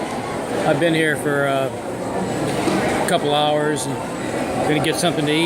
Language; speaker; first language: English; native; English